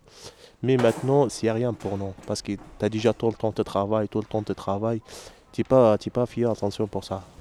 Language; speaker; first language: French; non-native, learner; Arabic